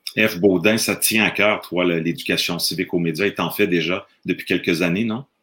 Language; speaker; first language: French; native; French